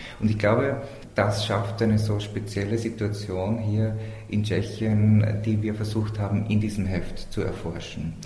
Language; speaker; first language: German; native; German